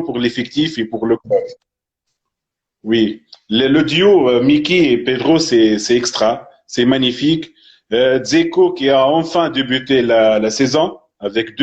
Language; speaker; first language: French; non-native, fluent; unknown